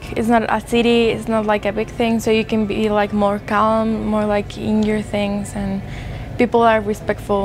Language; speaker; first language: English; non-native, learner; Spanish